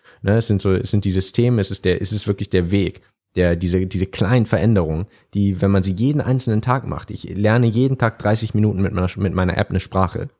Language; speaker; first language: German; native; German